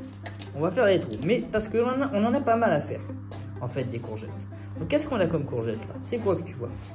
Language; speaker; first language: French; native; French